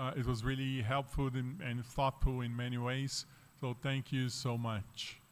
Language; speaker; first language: English; non-native, fluent; Portuguese